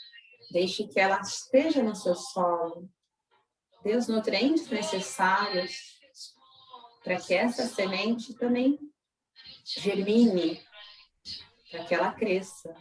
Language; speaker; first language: Portuguese; native; Portuguese